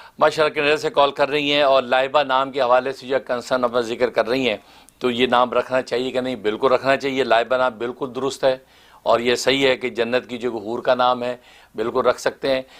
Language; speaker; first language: Urdu; native; Urdu